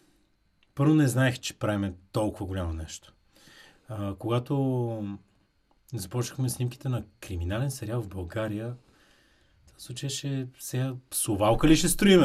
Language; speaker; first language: Bulgarian; native; Bulgarian